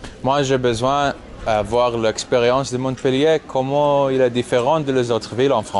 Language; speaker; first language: French; non-native, learner; English